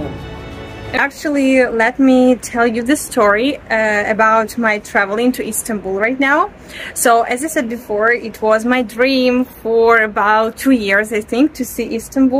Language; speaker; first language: English; non-native, fluent; Russian